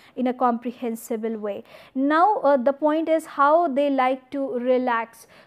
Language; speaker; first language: English; non-native, local second language; Hindi